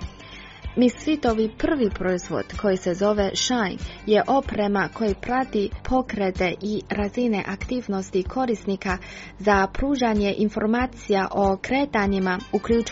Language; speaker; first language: Croatian; non-native, fluent; Chinese